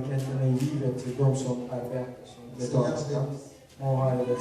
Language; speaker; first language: Swedish; non-native, learner; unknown